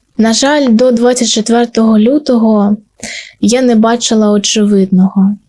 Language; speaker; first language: Ukrainian; non-native, local second language; Russian